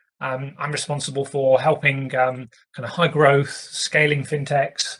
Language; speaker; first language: English; native; English